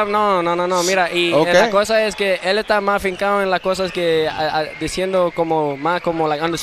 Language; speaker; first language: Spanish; early bilingual, heritage; English